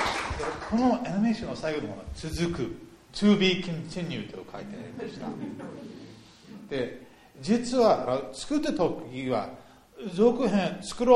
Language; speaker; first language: Japanese; non-native, fluent; English